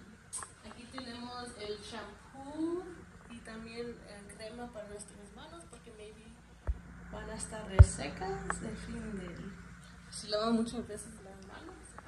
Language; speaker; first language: Spanish; early bilingual, heritage; Spanish